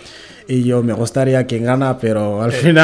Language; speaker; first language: Spanish; non-native, learner; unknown